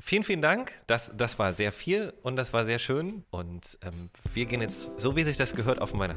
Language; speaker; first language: German; native; German